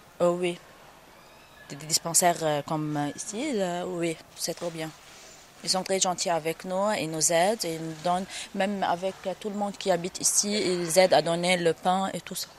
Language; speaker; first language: French; non-native, local second language; Arabic